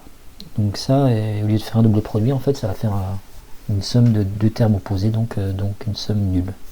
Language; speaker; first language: French; native; French